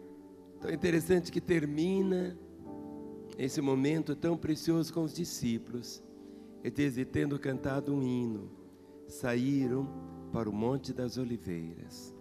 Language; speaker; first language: Portuguese; native; Portuguese